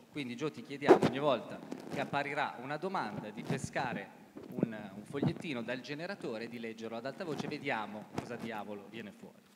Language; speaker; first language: Italian; native; Italian